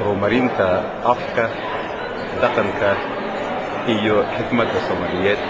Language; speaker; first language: Somali; native; Somali